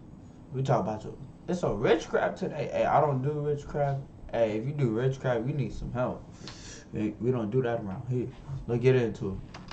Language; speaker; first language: English; native; English